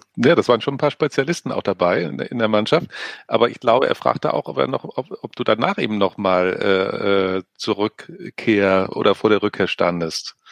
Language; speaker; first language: German; native; German